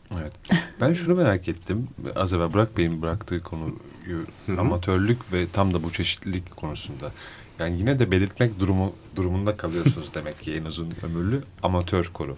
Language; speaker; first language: Turkish; native; Turkish